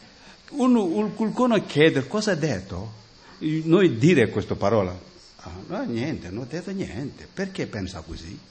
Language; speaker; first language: Italian; non-native, learner; Tibetan